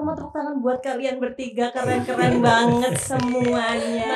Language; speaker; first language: Indonesian; native; Indonesian